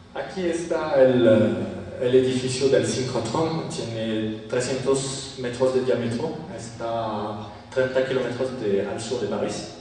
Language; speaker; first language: Spanish; non-native, fluent; French